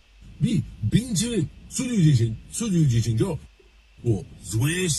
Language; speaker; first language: Chinese; non-native, learner; English